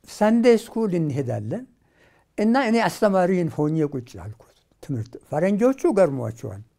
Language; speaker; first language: Amharic; non-native, local second language; Hadiyya